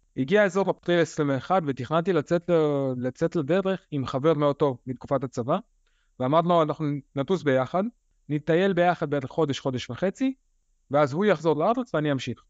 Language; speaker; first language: Hebrew; early bilingual, other home language; Russian